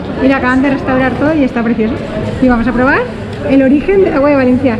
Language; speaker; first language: Spanish; native; Spanish